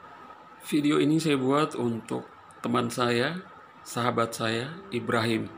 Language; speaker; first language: Indonesian; non-native, fluent; Persian